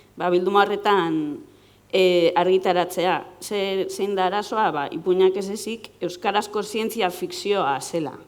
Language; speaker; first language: Basque; non-native, local second language; Spanish